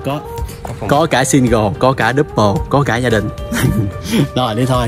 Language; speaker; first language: Vietnamese; native; Vietnamese